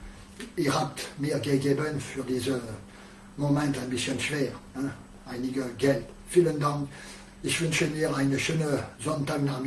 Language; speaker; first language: German; non-native, learner; French